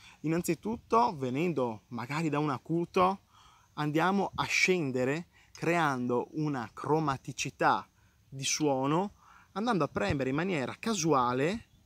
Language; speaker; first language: Italian; native; Italian